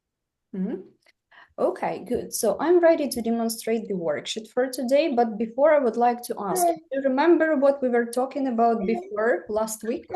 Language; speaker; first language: English; non-native, fluent; Ukrainian